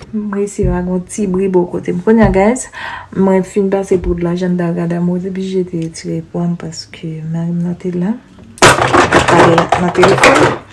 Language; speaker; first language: French; non-native, learner; Haitian Creole